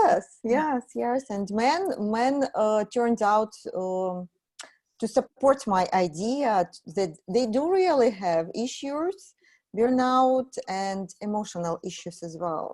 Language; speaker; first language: English; non-native, fluent; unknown